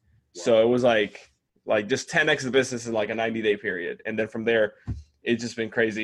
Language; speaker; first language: English; non-native, fluent; Spanish